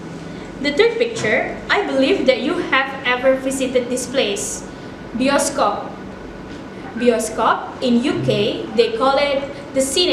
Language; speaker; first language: English; non-native, fluent; Indonesian